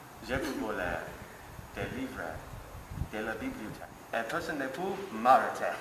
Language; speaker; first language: French; non-native, learner; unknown